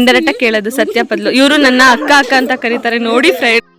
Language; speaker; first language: Kannada; native; Kannada